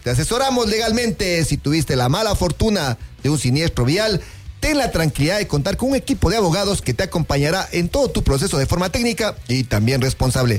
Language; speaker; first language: Spanish; native; Spanish